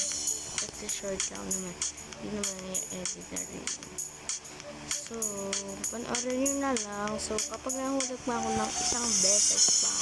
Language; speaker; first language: Filipino; native; Filipino